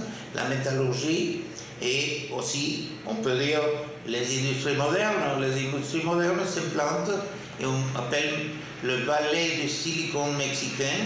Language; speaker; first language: French; non-native, fluent; Spanish